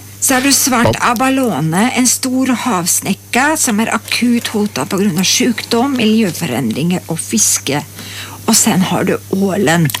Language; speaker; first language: Swedish; native; Swedish